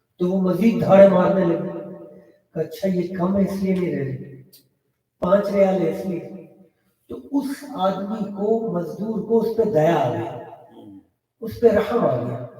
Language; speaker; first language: Urdu; non-native, local second language; Pashto